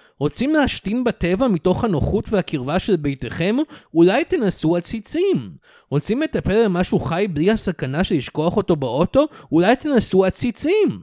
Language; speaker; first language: Hebrew; native; Hebrew